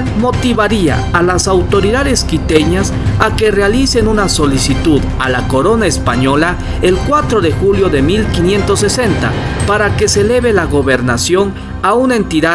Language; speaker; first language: Spanish; native; Spanish